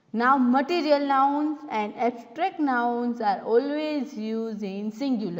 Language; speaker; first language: English; non-native, local second language; Gujarati